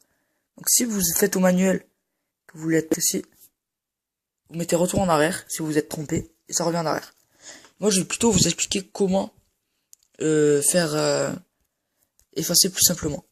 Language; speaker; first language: French; native; French